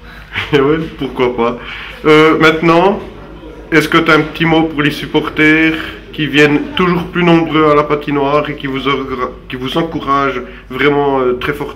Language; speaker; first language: French; native; French